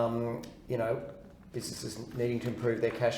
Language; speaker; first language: English; native; English